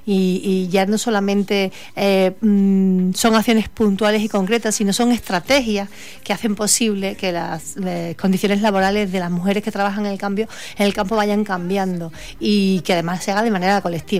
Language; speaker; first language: Spanish; native; Spanish